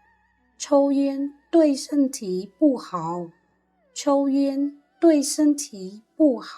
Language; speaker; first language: Chinese; non-native, fluent; Khmer